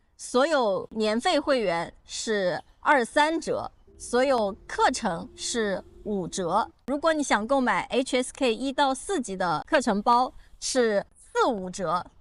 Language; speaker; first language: Chinese; native; Chinese